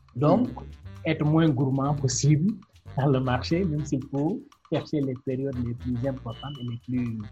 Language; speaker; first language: French; non-native, local second language; Wolof